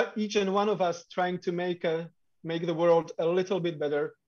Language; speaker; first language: English; non-native, fluent; Slovak